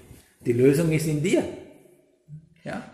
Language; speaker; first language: German; non-native, learner; Sinhala